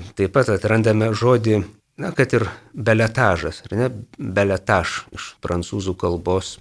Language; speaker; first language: Lithuanian; native; Lithuanian